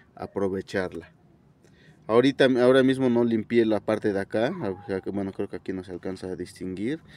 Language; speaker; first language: Spanish; native; Spanish